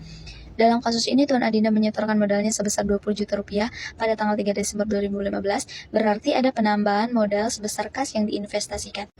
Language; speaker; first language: Indonesian; native; Indonesian